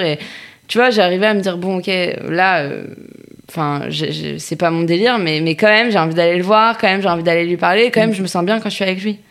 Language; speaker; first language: French; native; French